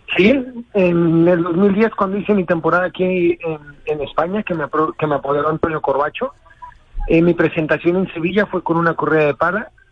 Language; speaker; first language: Spanish; native; Spanish